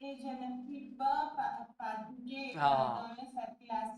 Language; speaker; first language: French; non-native, learner; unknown